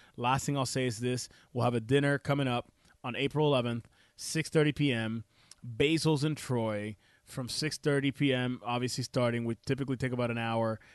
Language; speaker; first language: English; non-native, fluent; Spanish